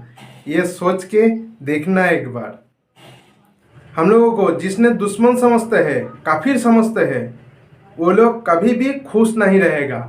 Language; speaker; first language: Hindi; non-native, local second language; Bangla